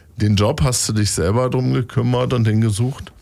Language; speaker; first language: German; native; German